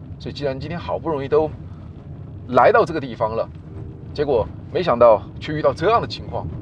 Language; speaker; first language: Chinese; native; Chinese